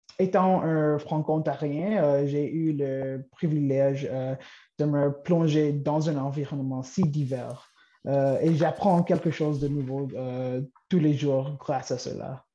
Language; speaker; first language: French; non-native, local second language; English